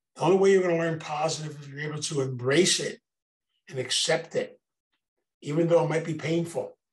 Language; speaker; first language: English; native; English